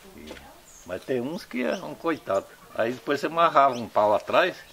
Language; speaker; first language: Portuguese; native; Portuguese